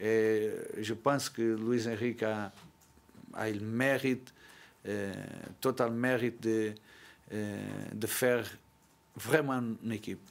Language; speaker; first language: French; non-native, learner; Portuguese